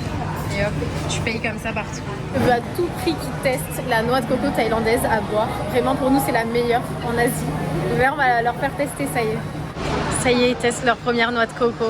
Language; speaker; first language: French; native; French